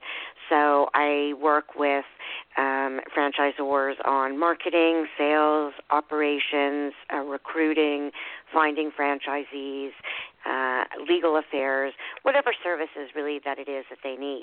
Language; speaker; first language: English; native; English